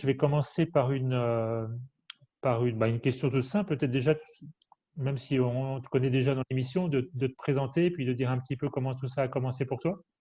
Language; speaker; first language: French; native; French